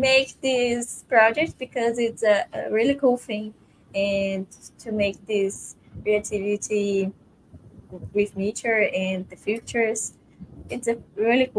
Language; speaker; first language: English; non-native, fluent; Portuguese